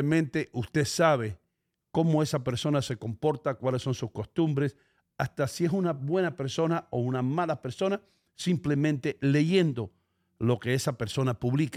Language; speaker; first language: Spanish; native; Spanish